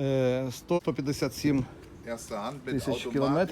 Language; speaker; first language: German; non-native, learner; Ukrainian